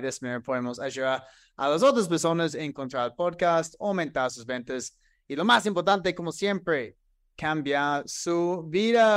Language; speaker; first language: Spanish; non-native, fluent; English